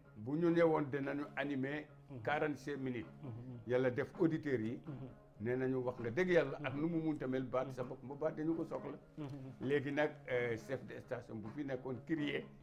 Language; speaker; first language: Wolof; non-native, local second language; Bambara